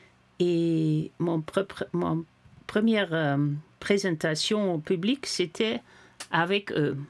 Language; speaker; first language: French; non-native, fluent; Dutch